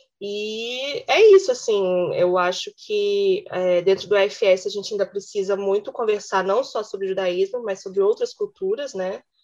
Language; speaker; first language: Portuguese; native; Portuguese